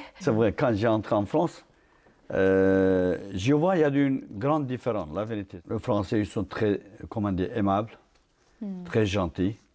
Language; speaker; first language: French; non-native, fluent; Turkish